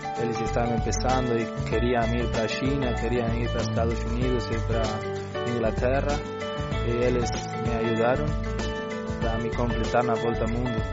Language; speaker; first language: Portuguese; non-native, learner; Spanish